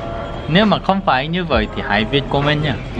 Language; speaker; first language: Vietnamese; non-native, fluent; Korean